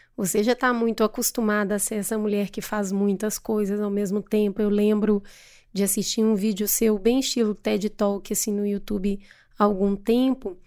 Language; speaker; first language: Portuguese; native; Portuguese